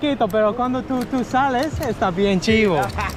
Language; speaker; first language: Spanish; non-native, learner; English